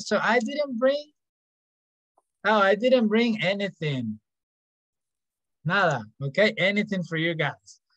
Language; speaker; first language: English; non-native, fluent; Spanish